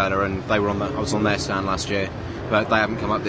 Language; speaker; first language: English; native; English